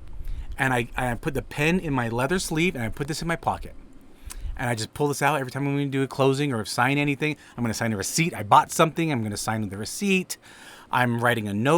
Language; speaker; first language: English; native; English